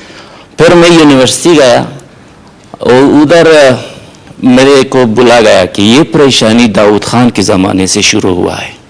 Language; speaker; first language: Hindi; non-native, fluent; Persian